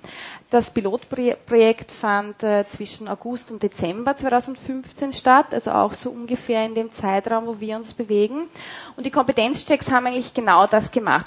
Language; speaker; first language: German; native; German